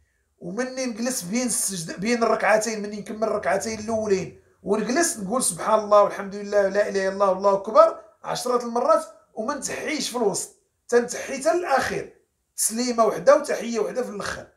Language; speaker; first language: Arabic; native; Arabic